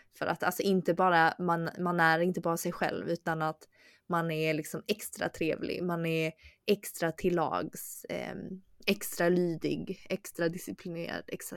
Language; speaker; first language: Swedish; early bilingual, other home language; Chinese